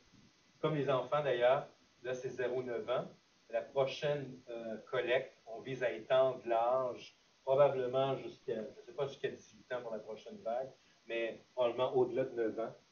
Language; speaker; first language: French; native; French